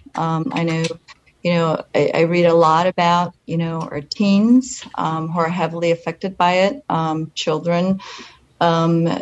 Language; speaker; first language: English; non-native, fluent; Polish